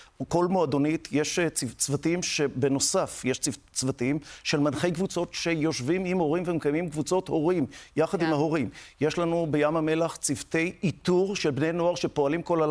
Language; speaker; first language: Hebrew; native; Hebrew